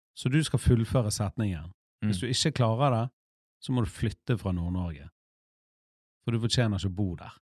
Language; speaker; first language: Norwegian; native; Norwegian